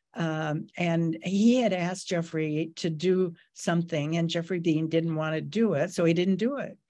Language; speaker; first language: English; native; English